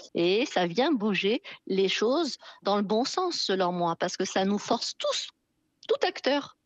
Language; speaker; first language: French; non-native, local second language; Arabic